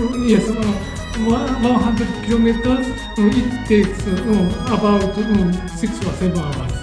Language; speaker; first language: English; non-native, learner; Japanese